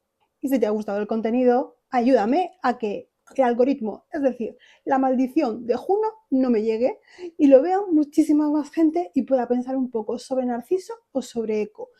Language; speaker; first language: Spanish; native; Spanish